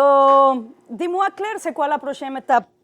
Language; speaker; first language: French; non-native, learner; Spanish